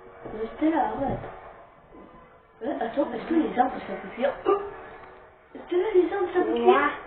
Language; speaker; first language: French; native; French